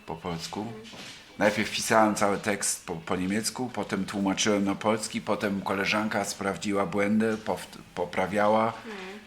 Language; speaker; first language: Polish; non-native, fluent; German